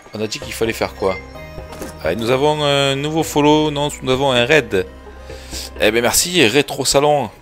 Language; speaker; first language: French; native; French